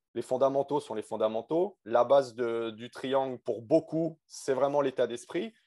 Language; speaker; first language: French; native; French